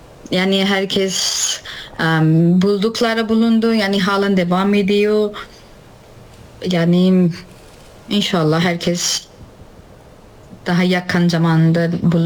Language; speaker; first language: Turkish; non-native, learner; Nepali